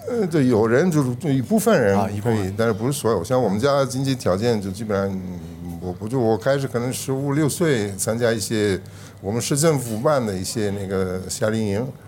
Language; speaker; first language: Chinese; non-native, fluent; Italian